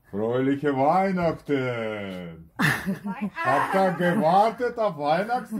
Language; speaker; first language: German; non-native, learner; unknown